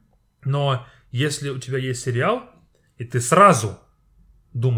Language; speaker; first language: Russian; non-native, fluent; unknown